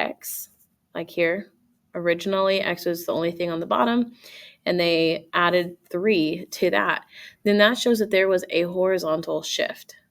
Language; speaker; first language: English; native; English